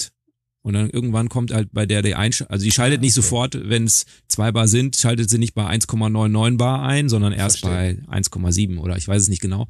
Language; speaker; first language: German; native; German